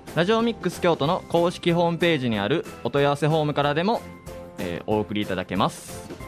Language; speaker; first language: Japanese; native; Japanese